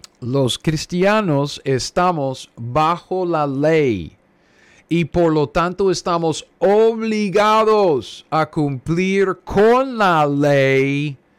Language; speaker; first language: Spanish; non-native, fluent; English